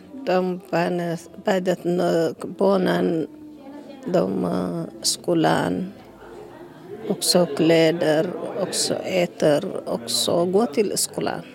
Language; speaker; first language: Swedish; non-native, learner; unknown